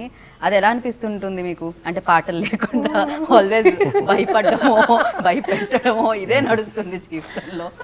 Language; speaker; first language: Telugu; native; Telugu